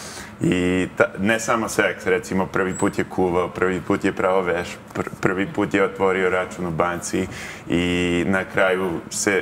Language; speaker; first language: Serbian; early bilingual, heritage; Serbian